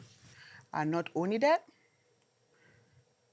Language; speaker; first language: English; non-native, local second language; Igbo